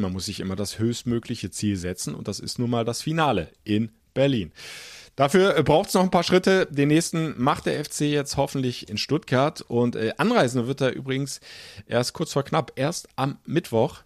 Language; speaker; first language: German; native; German